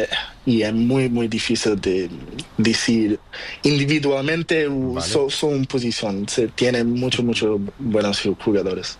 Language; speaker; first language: Spanish; non-native, learner; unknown